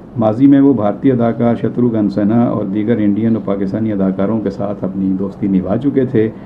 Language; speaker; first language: Urdu; native; Urdu